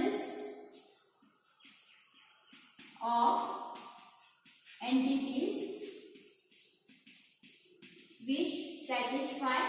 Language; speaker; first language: English; non-native, local second language; Marathi